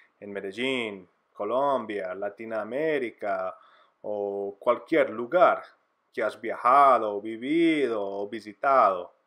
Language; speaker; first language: Spanish; non-native, fluent; English